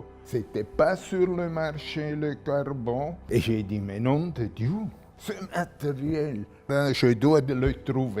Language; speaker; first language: French; non-native, local second language; German